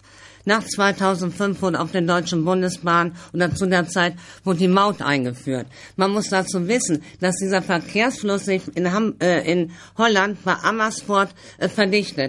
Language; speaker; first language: German; native; German